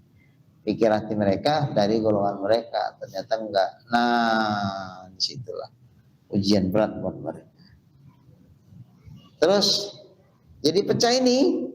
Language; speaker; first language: Indonesian; native; Indonesian